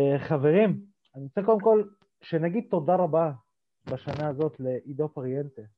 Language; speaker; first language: Hebrew; early bilingual, other home language; Russian